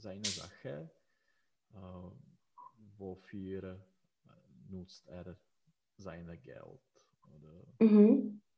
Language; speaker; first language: German; non-native, learner; Czech